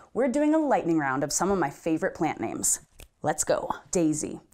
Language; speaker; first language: English; native; English